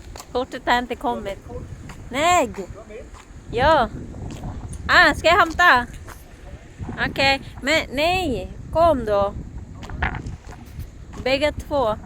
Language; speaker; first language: Swedish; non-native, learner; Filipino